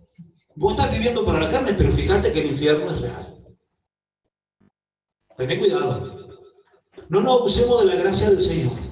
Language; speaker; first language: Spanish; native; Spanish